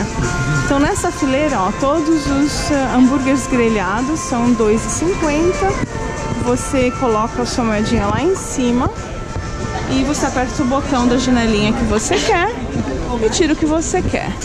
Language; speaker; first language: Portuguese; native; Portuguese